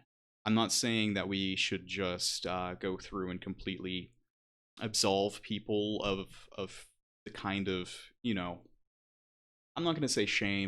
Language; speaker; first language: English; native; English